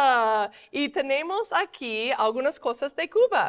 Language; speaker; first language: Spanish; non-native, fluent; English